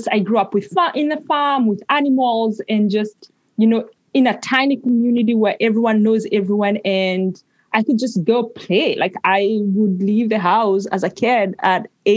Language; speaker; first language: English; non-native, local second language; Kikuyu